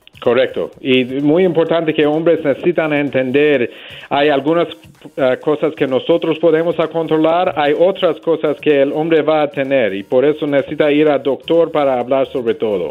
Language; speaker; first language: Spanish; non-native, fluent; English